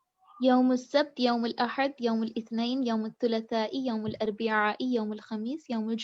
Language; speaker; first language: Arabic; non-native, learner; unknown